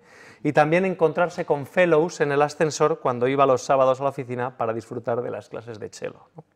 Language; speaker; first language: Spanish; native; Spanish